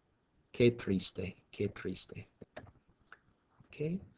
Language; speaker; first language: Spanish; non-native, fluent; English